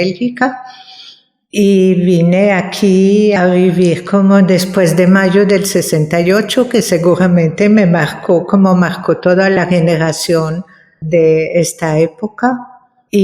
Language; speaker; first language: Spanish; non-native, fluent; French